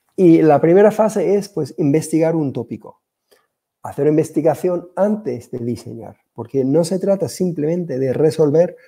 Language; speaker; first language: Spanish; non-native, fluent; English